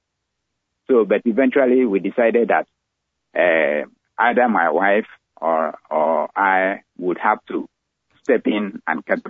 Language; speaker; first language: English; non-native, local second language; Igbo